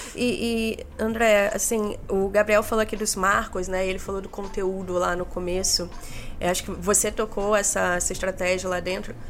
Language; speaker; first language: Portuguese; native; Portuguese